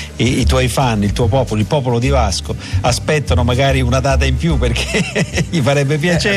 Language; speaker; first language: Italian; native; Italian